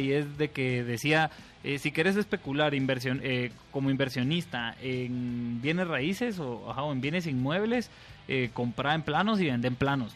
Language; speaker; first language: Spanish; native; Spanish